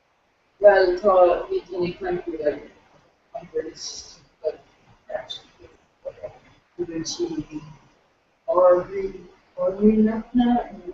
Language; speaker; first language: Irish; non-native, local second language; English